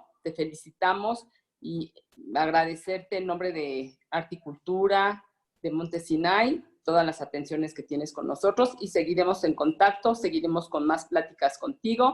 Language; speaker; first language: Spanish; native; Spanish